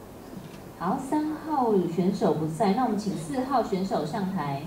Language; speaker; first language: Chinese; native; Chinese